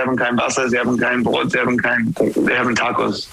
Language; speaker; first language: German; non-native, learner; English